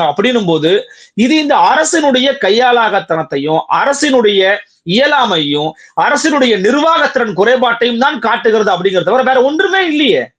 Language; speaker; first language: Tamil; native; Tamil